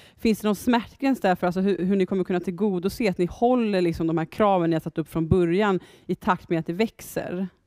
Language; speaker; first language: Swedish; native; Swedish